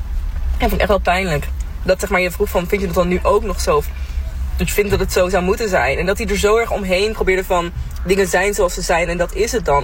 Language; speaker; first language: Dutch; native; Dutch